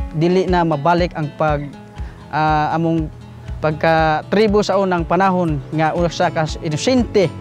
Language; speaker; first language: Cebuano; non-native, local second language; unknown